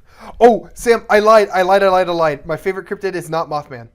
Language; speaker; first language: English; native; English